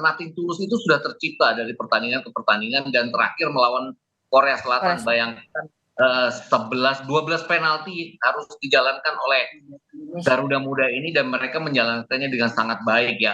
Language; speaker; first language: Indonesian; native; Indonesian